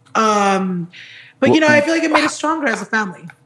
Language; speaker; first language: English; early bilingual, other home language; Spanish